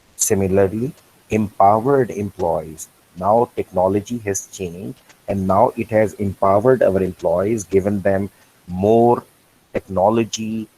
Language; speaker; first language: English; non-native, local second language; Urdu